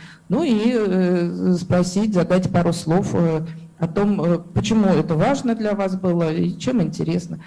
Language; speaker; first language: Russian; native; Russian